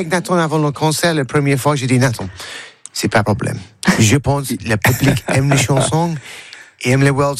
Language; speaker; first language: French; non-native, learner; English